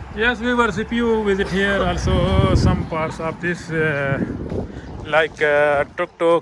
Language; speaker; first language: English; non-native, learner; Urdu